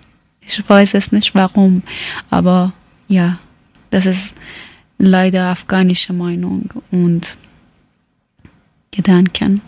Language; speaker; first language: German; non-native, learner; Persian